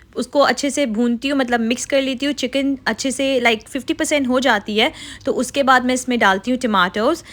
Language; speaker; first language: Urdu; native; Urdu